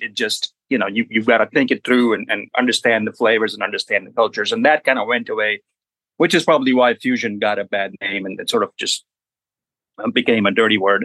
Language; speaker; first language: English; non-native, local second language; Gujarati